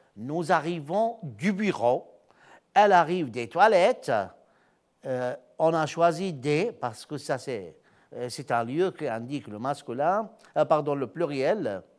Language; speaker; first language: French; non-native, fluent; Arabic